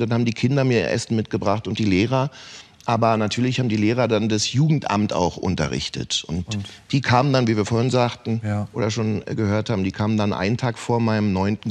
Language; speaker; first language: German; native; German